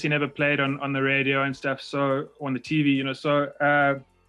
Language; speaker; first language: English; native; English